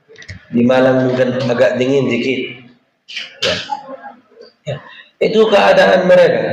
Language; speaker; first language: Indonesian; non-native, fluent; Arabic